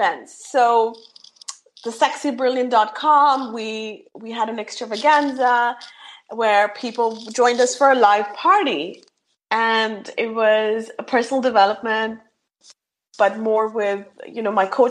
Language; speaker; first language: English; non-native, local second language; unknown